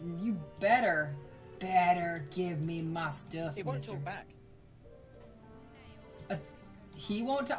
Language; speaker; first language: English; native; English